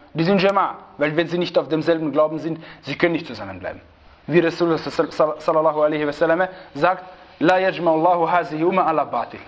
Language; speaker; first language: German; non-native, fluent; Arabic